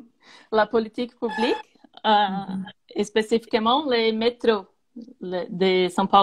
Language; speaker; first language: French; non-native, learner; Portuguese